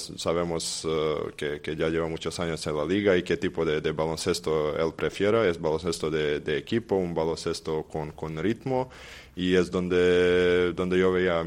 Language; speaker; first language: Spanish; non-native, fluent; Serbian